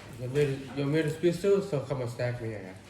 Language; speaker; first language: Danish; non-native, learner; Thai